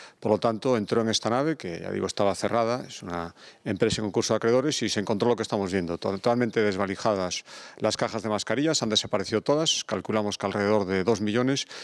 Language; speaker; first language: Spanish; native; Spanish